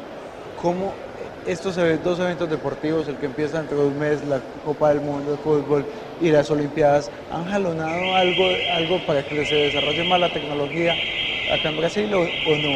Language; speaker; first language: Spanish; native; Spanish